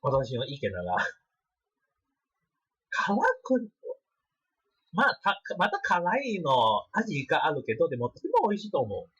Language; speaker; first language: Japanese; non-native, learner; English